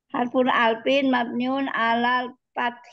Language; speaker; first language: Arabic; non-native, learner; Indonesian